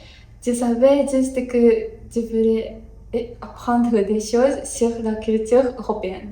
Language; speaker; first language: French; non-native, learner; Japanese